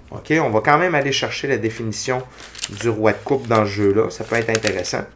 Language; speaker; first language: French; native; French